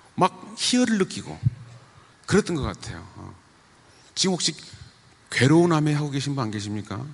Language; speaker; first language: Korean; native; Korean